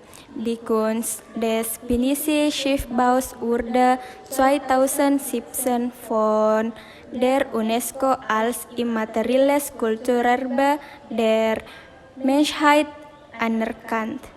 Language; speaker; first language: German; non-native, learner; Indonesian